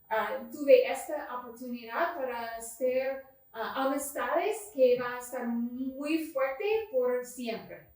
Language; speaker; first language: Spanish; non-native, learner; English